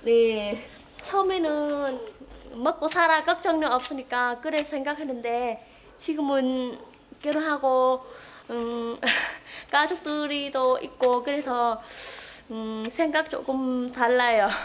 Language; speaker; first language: Korean; non-native, learner; Vietnamese